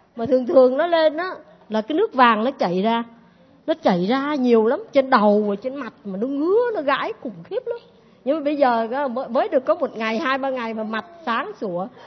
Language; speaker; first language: Vietnamese; native; Vietnamese